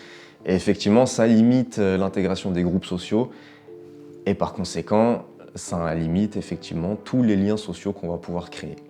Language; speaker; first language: French; native; French